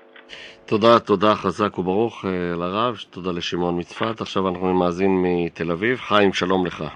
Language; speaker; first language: Hebrew; native; Hebrew